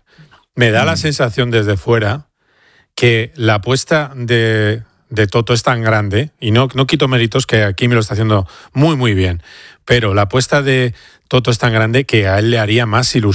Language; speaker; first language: Spanish; native; Spanish